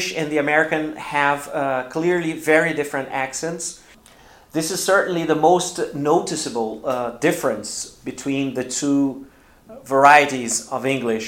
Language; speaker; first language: English; non-native, fluent; Portuguese